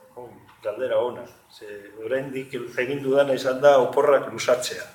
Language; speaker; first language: Basque; non-native, local second language; Spanish